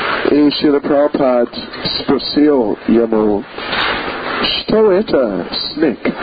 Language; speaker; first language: Russian; non-native, learner; English